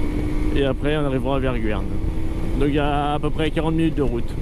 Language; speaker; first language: French; native; French